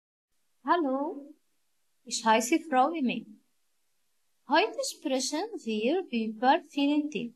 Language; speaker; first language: German; non-native, learner; Arabic